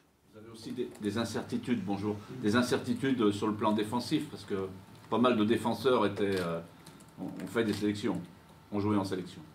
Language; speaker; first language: French; native; French